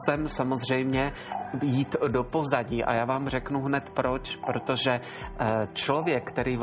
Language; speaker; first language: Czech; native; Czech